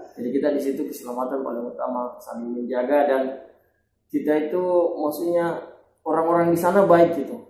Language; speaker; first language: Indonesian; native; Indonesian